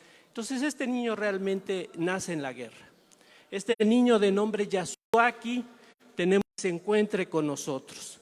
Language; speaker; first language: Spanish; native; Spanish